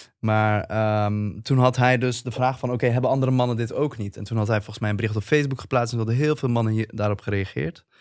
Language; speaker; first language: Dutch; early bilingual, other home language; Turkish